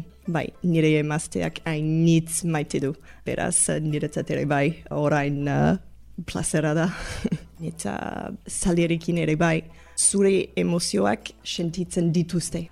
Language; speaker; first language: Basque; non-native, fluent; English